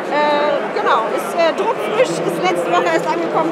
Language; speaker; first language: German; native; German